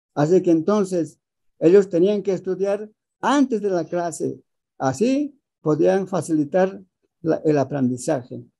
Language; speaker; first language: Spanish; early bilingual, other home language; Aymara